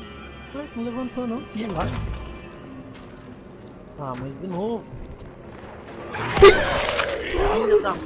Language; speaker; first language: Portuguese; native; Portuguese